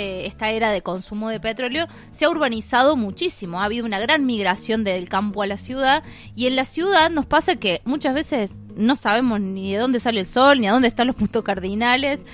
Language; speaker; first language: Spanish; native; Spanish